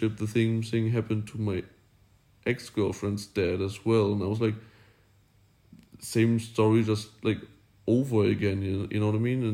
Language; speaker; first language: English; non-native, fluent; German